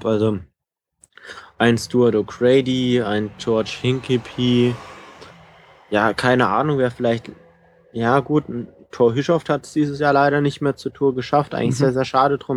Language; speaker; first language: German; native; German